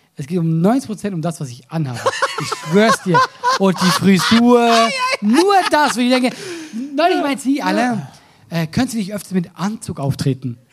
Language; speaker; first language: German; native; German